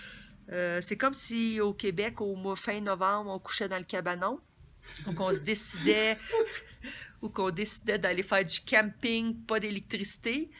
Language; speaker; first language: French; native; French